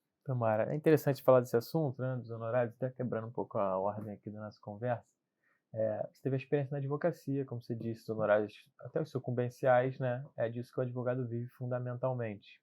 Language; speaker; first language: Portuguese; native; Portuguese